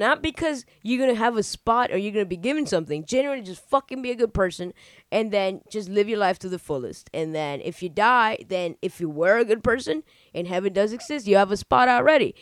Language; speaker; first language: English; native; English